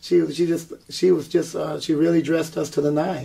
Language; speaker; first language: English; native; English